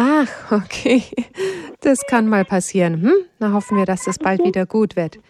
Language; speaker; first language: German; native; German